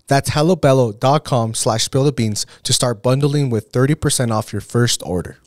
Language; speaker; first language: English; early bilingual, other home language; Spanish